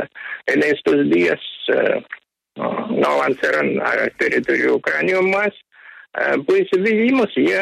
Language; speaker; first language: Spanish; non-native, fluent; Ukrainian